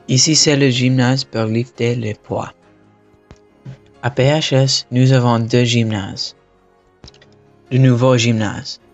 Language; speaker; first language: French; non-native, learner; English